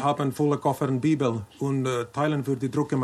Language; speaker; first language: German; non-native, learner; Finnish